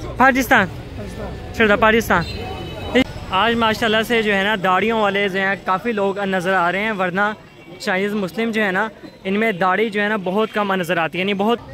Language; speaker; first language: Urdu; non-native, local second language; Punjabi